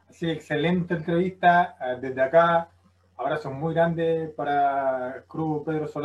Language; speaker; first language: Spanish; native; Spanish